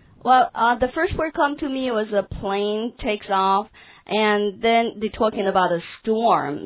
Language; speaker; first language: English; non-native, fluent; Chinese